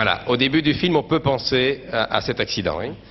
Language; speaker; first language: French; native; French